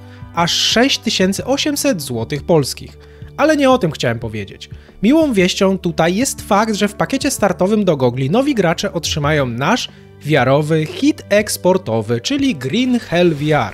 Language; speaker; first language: Polish; native; Polish